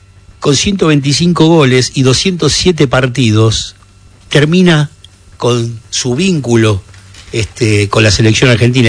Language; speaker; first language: Spanish; native; Spanish